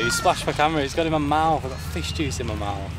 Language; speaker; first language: English; native; English